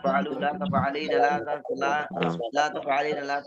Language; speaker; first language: Arabic; non-native, learner; Bangla